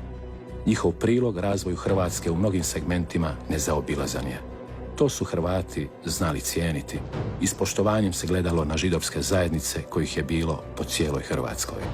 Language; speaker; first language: Croatian; native; Croatian